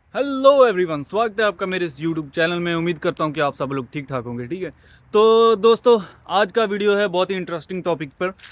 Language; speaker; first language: Hindi; non-native, local second language; Punjabi